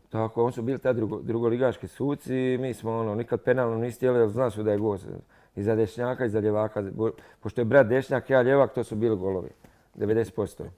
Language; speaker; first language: Croatian; native; Croatian